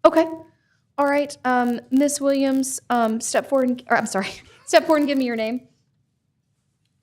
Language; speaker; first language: English; native; English